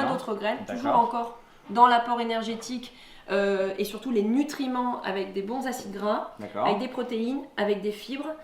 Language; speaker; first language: French; native; French